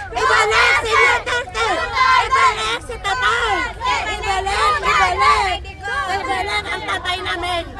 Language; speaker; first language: Filipino; non-native, local second language; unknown